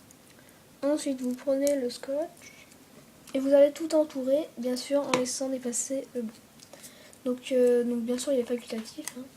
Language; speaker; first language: French; native; French